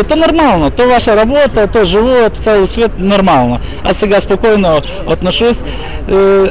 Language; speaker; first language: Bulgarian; non-native, learner; Russian